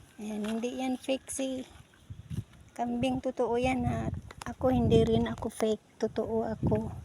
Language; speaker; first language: Filipino; non-native, local second language; Iloko